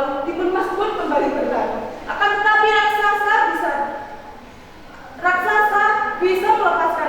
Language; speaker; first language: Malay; non-native, local second language; Javanese